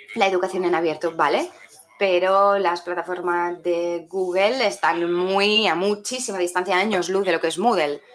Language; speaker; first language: Spanish; non-native, fluent; French